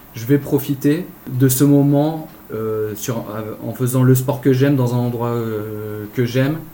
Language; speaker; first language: French; native; French